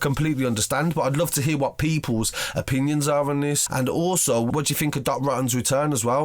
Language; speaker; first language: English; native; English